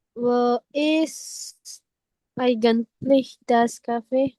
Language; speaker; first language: German; non-native, learner; Indonesian